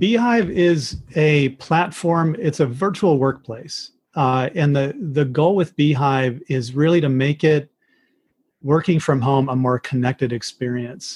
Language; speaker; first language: English; native; English